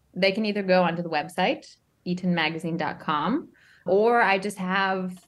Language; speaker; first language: English; native; English